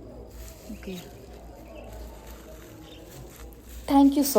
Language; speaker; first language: English; non-native, local second language; Hindi